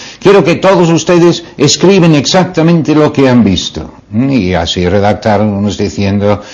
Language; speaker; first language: Spanish; non-native, fluent; English